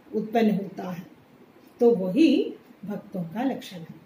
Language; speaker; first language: Hindi; non-native, local second language; Malayalam